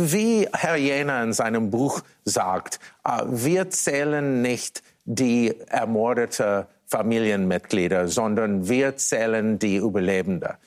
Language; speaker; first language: German; non-native, fluent; English